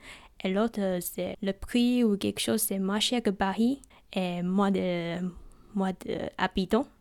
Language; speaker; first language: French; non-native, learner; Chinese